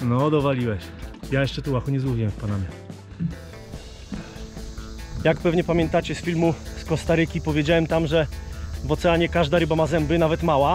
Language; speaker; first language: Polish; native; Polish